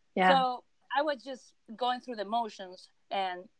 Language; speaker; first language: English; non-native, fluent; Spanish